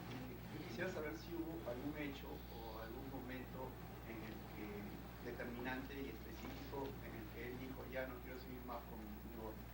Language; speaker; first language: Spanish; native; Spanish